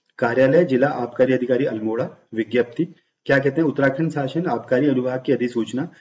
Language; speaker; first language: Hindi; native; Hindi